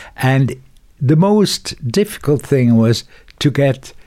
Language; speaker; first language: English; non-native, fluent; German